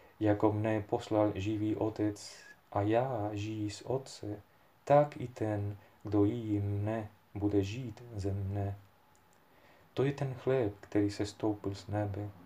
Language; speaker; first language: Czech; non-native, fluent; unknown